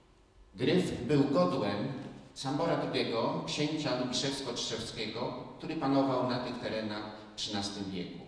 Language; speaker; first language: Polish; native; Polish